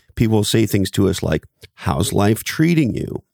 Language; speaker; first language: English; native; English